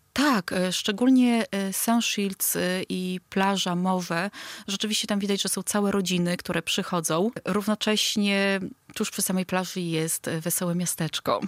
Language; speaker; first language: Polish; native; Polish